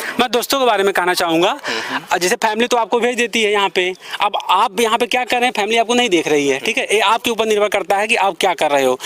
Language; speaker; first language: Hindi; native; Hindi